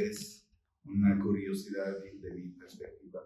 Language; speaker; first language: Spanish; non-native, fluent; English